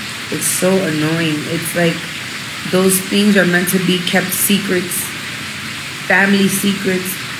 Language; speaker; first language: English; early bilingual, other home language; Spanish